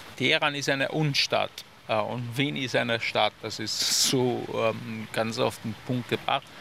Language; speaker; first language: German; non-native, fluent; Persian